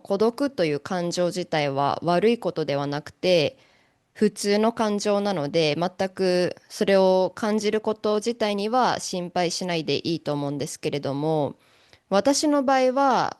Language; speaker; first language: Japanese; native; Japanese